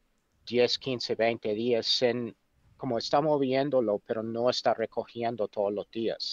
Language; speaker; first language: Spanish; non-native, fluent; English